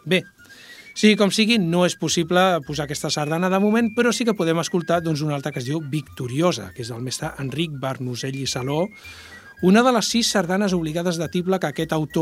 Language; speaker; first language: Catalan; native; Catalan